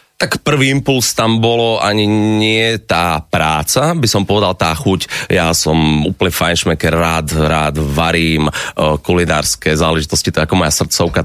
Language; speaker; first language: Slovak; native; Slovak